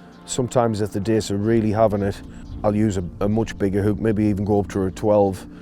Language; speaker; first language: English; native; English